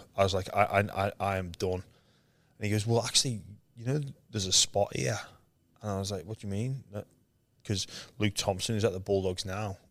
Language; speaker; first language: English; native; English